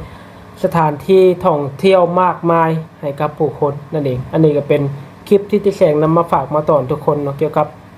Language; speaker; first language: Thai; non-native, local second language; Lao